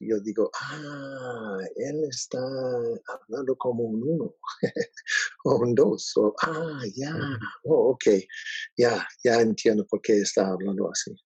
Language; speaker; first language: Spanish; non-native, learner; English